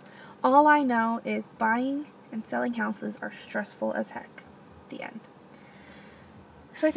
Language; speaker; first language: English; native; English